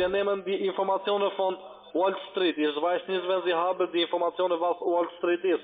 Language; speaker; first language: German; non-native, learner; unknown